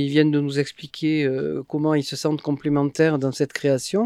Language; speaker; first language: French; native; French